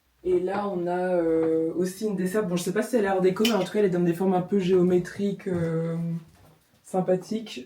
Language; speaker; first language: French; native; French